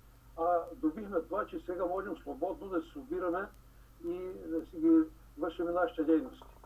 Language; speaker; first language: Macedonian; early bilingual, heritage; Macedonian